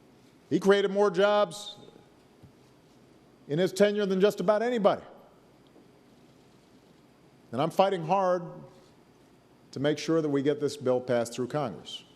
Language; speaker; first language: English; native; English